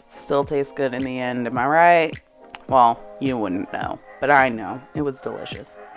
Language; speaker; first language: English; native; English